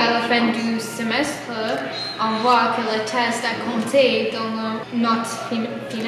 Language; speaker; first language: French; non-native, learner; English